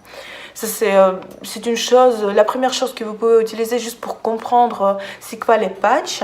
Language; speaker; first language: French; non-native, fluent; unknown